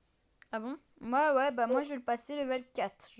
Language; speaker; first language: French; native; French